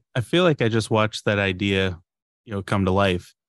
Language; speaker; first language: English; native; English